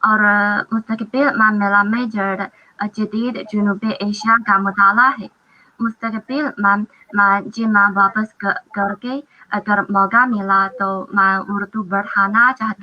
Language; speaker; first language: Hindi; non-native, fluent; Chinese